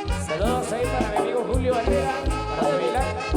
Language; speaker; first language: Spanish; native; Spanish